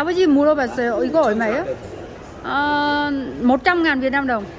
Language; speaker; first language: Korean; non-native, learner; Vietnamese